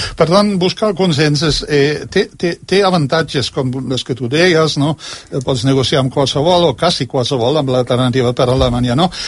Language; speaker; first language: Catalan; non-native, fluent; German